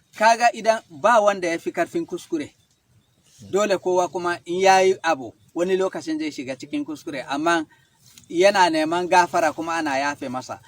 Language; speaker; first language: Hausa; non-native, local second language; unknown